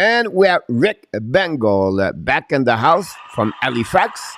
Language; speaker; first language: English; non-native, local second language; French